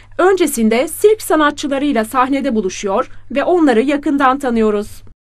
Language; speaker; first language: Turkish; native; Turkish